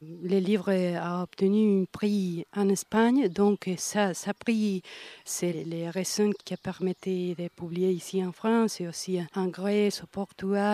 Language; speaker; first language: French; non-native, fluent; Spanish